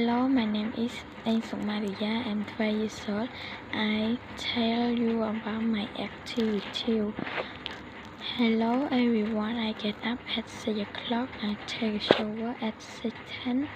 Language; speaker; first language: English; non-native, learner; Khmer